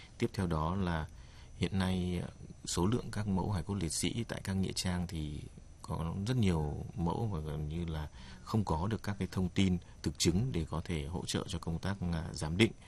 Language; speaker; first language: Vietnamese; native; Vietnamese